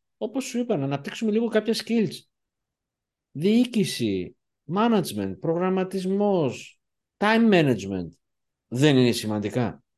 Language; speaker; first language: Greek; early bilingual, heritage; Greek